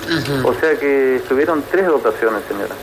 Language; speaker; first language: Spanish; native; Spanish